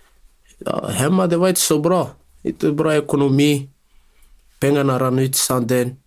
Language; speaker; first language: Swedish; non-native, local second language; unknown